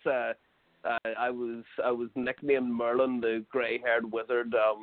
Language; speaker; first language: English; native; English